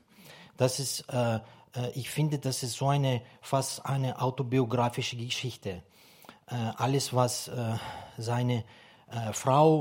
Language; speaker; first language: German; non-native, fluent; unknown